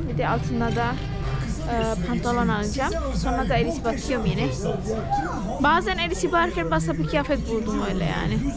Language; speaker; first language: Turkish; non-native, learner; Indonesian